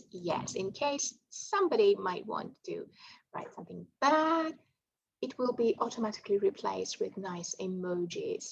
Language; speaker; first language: English; non-native, fluent; Greek